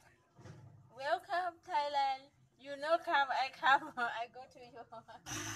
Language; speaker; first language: English; non-native, learner; Thai